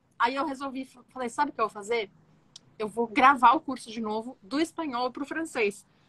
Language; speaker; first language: Portuguese; native; Portuguese